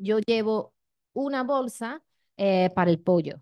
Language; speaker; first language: Spanish; non-native, fluent; English